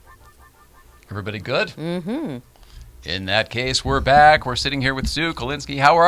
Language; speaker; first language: English; native; English